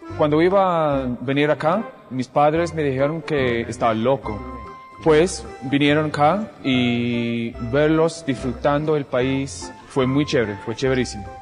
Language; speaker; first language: Spanish; non-native, fluent; English